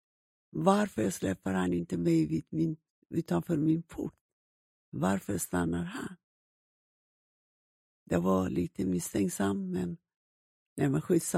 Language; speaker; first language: Swedish; non-native, fluent; Persian